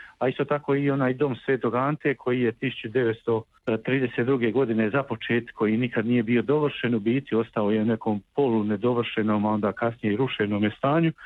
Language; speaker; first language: Croatian; native; Croatian